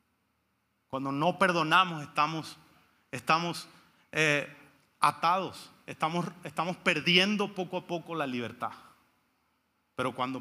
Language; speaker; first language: Spanish; native; Spanish